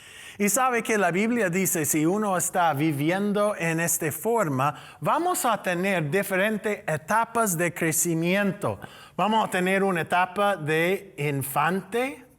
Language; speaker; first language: Spanish; non-native, learner; English